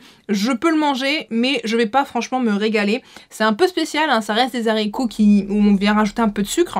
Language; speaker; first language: French; native; French